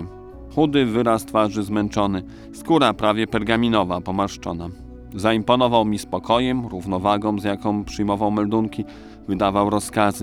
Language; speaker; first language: Polish; native; Polish